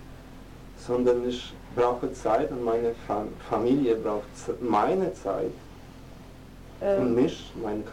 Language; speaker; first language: German; non-native, fluent; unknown